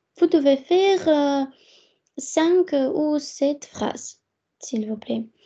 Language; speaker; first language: French; non-native, fluent; Russian